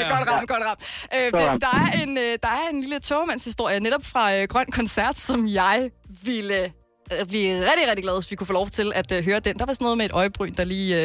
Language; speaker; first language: Danish; native; Danish